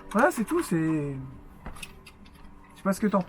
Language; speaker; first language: French; native; French